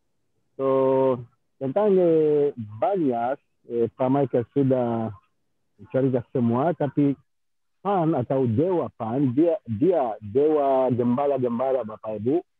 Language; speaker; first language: Indonesian; non-native, fluent; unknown